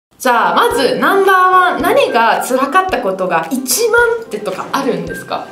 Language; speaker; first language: Japanese; non-native, fluent; Italian